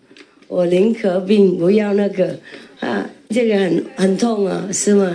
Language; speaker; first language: Chinese; non-native, fluent; Vietnamese